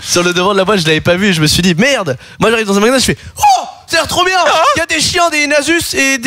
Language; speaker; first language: French; native; French